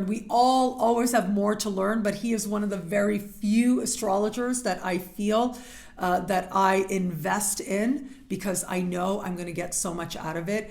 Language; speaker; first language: English; native; English